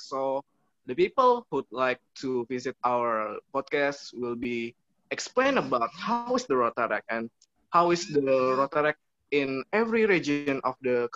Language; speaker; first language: English; non-native, learner; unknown